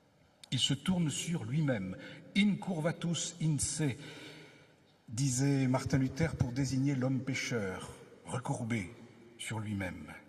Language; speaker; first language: French; native; French